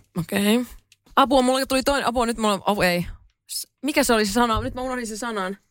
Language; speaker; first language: Finnish; native; Finnish